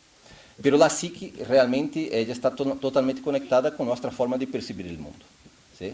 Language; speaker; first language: Spanish; non-native, fluent; Portuguese